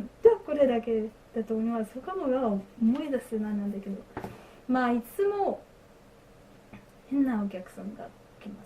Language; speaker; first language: Japanese; non-native, learner; French